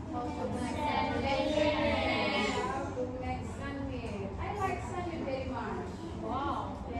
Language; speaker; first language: English; non-native, learner; Indonesian